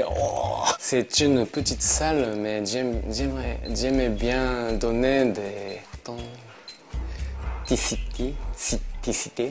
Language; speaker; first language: French; non-native, learner; Japanese